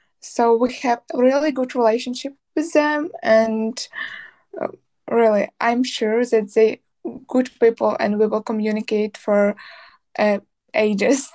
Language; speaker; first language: English; non-native, learner; Ukrainian